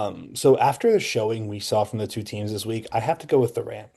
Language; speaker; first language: English; native; English